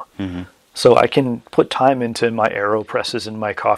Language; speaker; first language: English; native; English